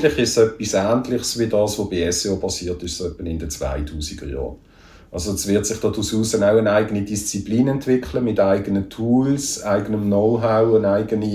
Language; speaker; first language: German; native; German